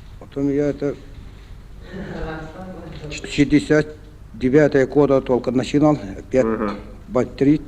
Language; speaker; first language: Russian; non-native, local second language; Yakut